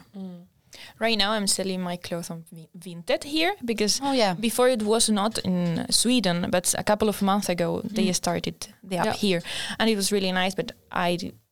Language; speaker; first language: English; non-native, fluent; Spanish